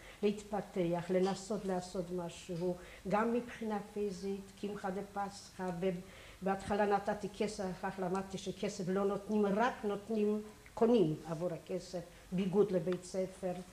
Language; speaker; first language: Hebrew; non-native, fluent; Polish